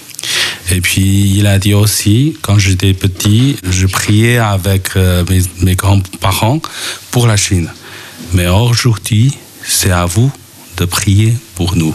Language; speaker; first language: French; non-native, fluent; Chinese